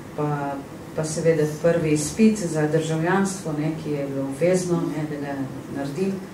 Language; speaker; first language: Slovenian; non-native, fluent; Arabic